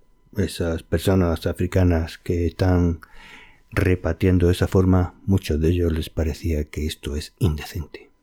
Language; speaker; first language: Spanish; native; Spanish